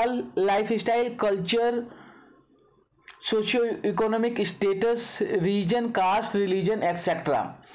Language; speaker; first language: English; non-native, local second language; Hindi